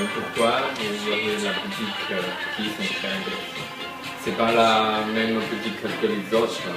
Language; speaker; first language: French; non-native, learner; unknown